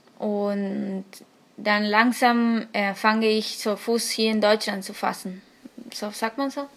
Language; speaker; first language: German; non-native, fluent; Spanish